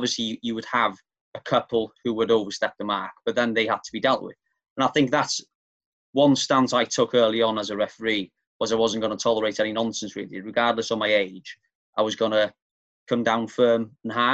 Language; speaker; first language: English; native; English